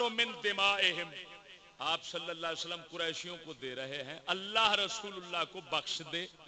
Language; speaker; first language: Urdu; non-native, local second language; Punjabi